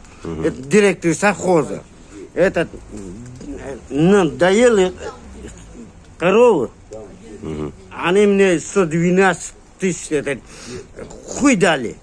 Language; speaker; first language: Russian; non-native, local second language; Kyrgyz